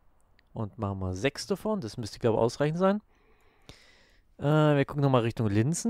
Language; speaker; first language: German; native; German